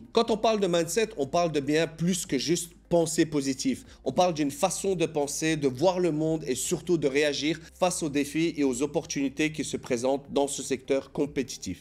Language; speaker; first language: French; native; French